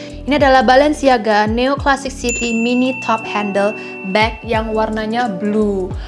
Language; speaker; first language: Indonesian; native; Indonesian